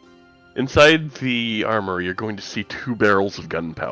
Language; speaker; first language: English; native; English